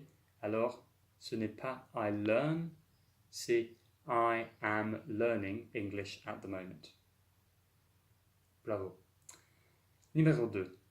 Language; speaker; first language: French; non-native, fluent; English